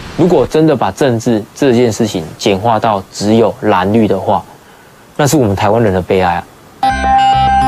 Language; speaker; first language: Chinese; native; Chinese